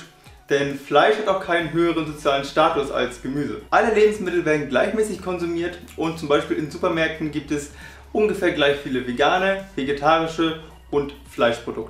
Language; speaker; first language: German; native; German